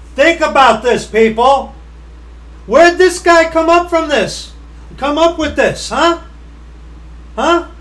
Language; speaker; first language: English; native; English